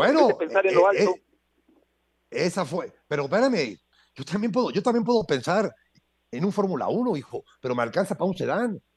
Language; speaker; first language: Spanish; native; Spanish